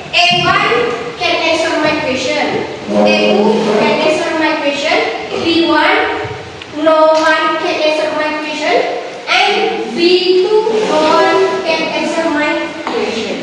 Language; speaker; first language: English; non-native, learner; Indonesian